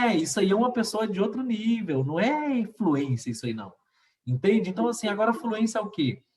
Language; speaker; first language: Portuguese; native; Portuguese